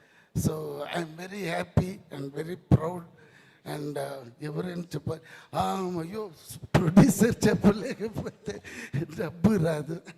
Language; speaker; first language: Telugu; non-native, learner; Tamil